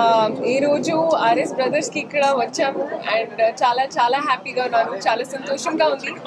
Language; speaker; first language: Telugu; non-native, fluent; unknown